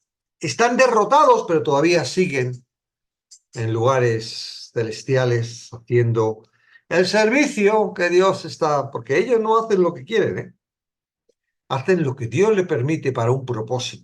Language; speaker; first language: Spanish; native; Spanish